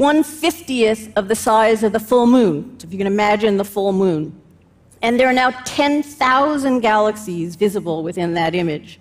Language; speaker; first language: English; native; English